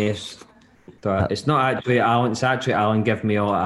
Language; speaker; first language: English; native; English